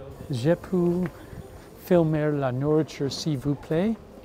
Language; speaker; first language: French; non-native, learner; English